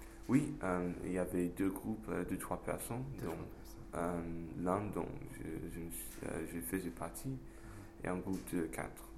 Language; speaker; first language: French; non-native, fluent; English